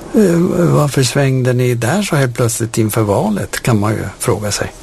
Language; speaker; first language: Swedish; native; Swedish